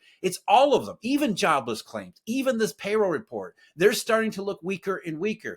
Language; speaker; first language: English; native; English